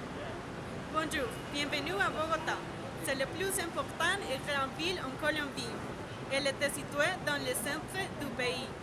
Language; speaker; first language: French; non-native, learner; Spanish